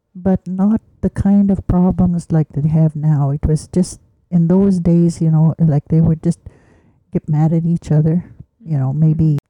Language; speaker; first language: English; native; English